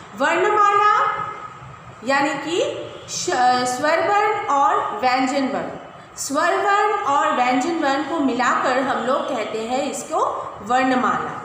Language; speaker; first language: Hindi; non-native, local second language; Bangla